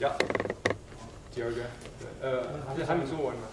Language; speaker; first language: Chinese; non-native, learner; French